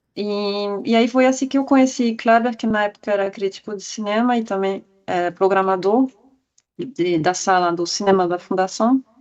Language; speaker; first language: Portuguese; non-native, fluent; French